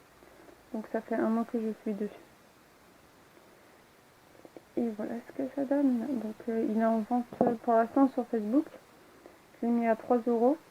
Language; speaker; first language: French; native; French